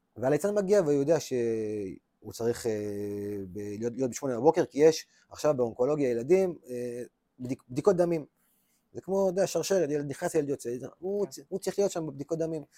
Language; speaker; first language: Hebrew; native; Hebrew